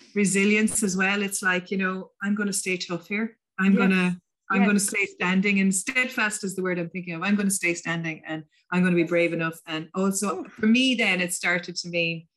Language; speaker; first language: English; native; English